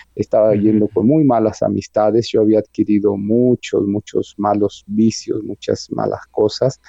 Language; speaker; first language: Spanish; native; Spanish